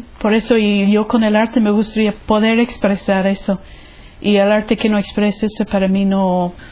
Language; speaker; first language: Spanish; non-native, fluent; English